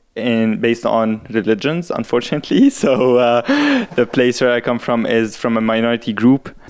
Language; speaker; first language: English; non-native, fluent; Arabic